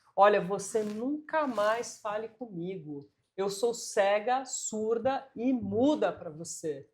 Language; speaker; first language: Portuguese; native; Portuguese